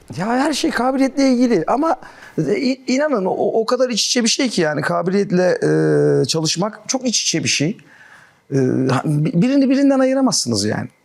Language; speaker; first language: Turkish; native; Turkish